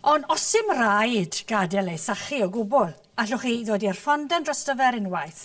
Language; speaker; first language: Welsh; native; Welsh